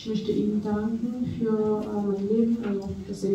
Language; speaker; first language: German; non-native, fluent; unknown